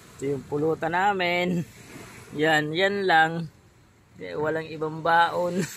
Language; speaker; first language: Filipino; non-native, local second language; Bikol